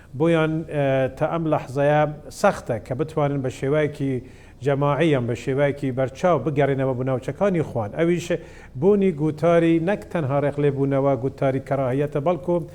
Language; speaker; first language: Central Kurdish; non-native, local second language; Kurdish